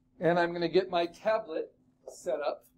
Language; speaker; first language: English; native; English